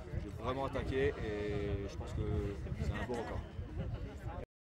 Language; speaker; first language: French; native; French